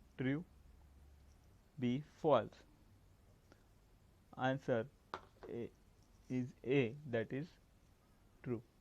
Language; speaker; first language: English; non-native, local second language; Marathi